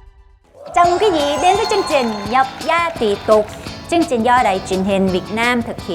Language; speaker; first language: Vietnamese; non-native, fluent; Korean